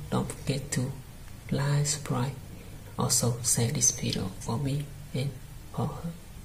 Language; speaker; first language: English; non-native, learner; Vietnamese